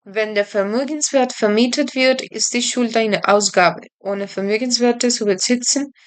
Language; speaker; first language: German; non-native, learner; Spanish